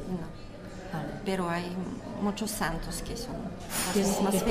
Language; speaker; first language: Spanish; non-native, learner; Bulgarian